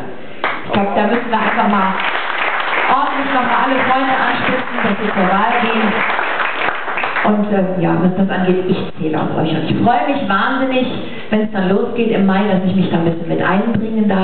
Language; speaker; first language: German; native; German